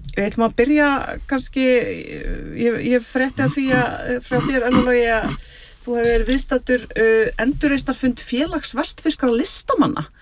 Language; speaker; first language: Icelandic; native; Icelandic